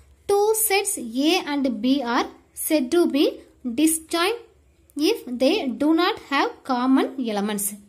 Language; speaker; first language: English; non-native, local second language; Tamil